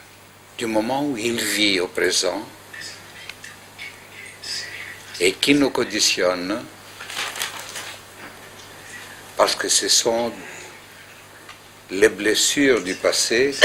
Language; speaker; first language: French; non-native, fluent; Greek